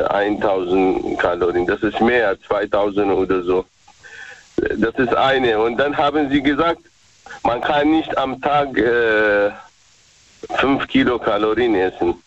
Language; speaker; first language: German; non-native, learner; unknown